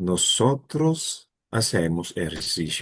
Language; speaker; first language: Spanish; non-native, learner; Filipino